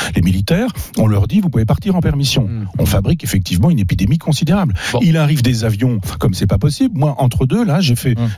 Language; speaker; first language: French; native; French